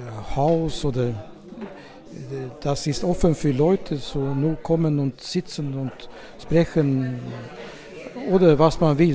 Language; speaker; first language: German; non-native, fluent; Swedish